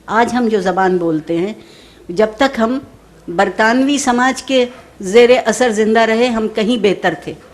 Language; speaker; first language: Urdu; native; Urdu